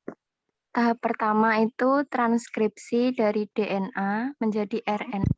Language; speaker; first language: Indonesian; native; Indonesian